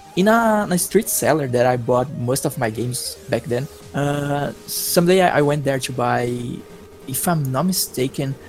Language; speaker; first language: English; non-native, fluent; Portuguese